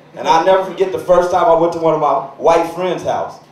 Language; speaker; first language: English; native; English